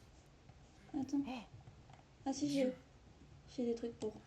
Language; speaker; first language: French; native; French